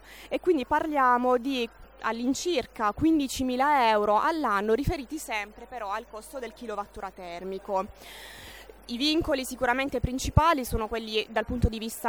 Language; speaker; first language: Italian; native; Italian